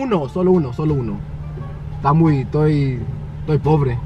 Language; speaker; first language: Spanish; early bilingual, heritage; Spanish